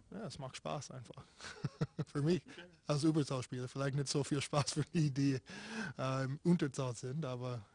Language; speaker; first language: German; non-native, fluent; English